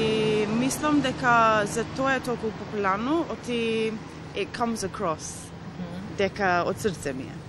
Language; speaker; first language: Macedonian; early bilingual, heritage; Macedonian